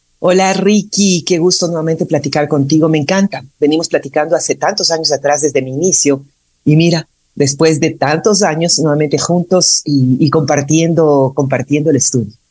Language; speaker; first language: Spanish; native; Spanish